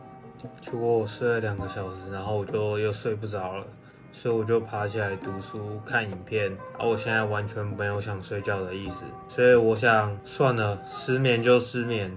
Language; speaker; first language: Chinese; native; Chinese